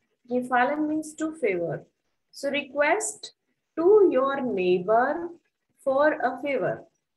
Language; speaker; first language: English; non-native, local second language; Hindi